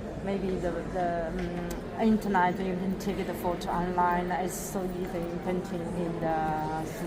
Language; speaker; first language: English; non-native, learner; Italian